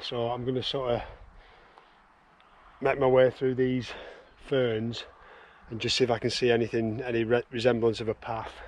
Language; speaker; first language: English; native; English